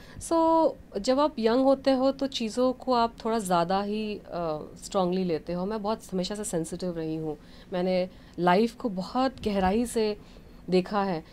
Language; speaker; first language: Hindi; non-native, local second language; Bangla